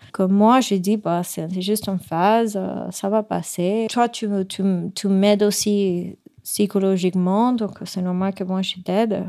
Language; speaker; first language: French; non-native, fluent; Spanish